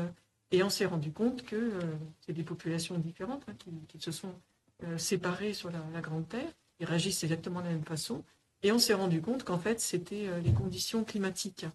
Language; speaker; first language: French; native; French